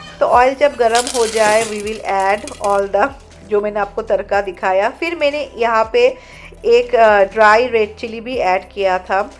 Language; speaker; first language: Hindi; non-native, local second language; Bangla